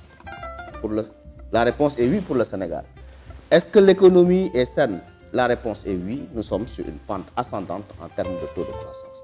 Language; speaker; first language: French; non-native, local second language; Wolof